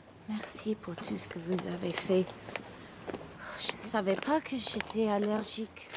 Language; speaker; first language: French; non-native, fluent; English